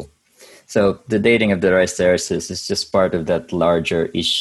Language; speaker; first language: English; non-native, local second language; Bikol